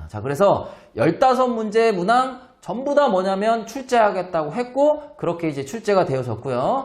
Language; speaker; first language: Korean; native; Korean